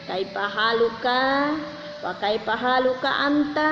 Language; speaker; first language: Arabic; non-native, fluent; Indonesian